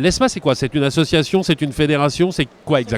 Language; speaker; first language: French; native; French